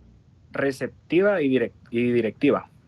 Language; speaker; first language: Spanish; native; Spanish